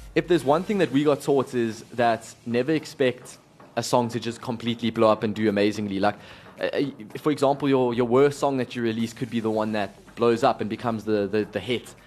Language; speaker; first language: English; native; English